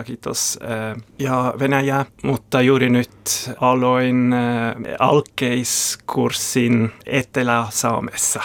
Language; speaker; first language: Finnish; non-native, fluent; German